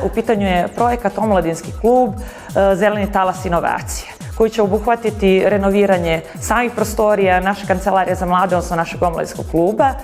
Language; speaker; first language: Bosnian; native; Bosnian